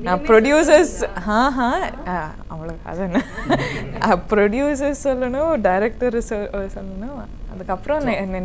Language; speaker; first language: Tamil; non-native, learner; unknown